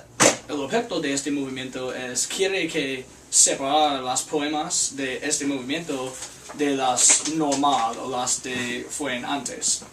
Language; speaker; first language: Spanish; non-native, learner; English